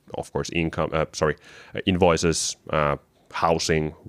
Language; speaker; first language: English; non-native, fluent; Finnish